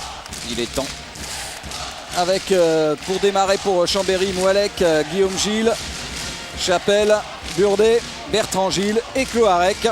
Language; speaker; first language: French; native; French